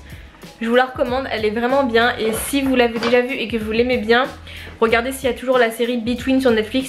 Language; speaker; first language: French; native; French